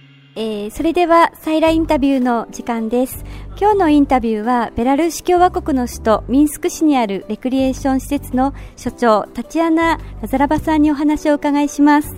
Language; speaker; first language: Japanese; native; Japanese